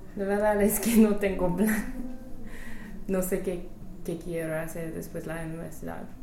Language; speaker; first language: Spanish; non-native, fluent; English